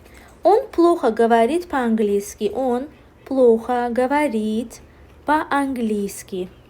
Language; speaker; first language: Russian; non-native, learner; Azerbaijani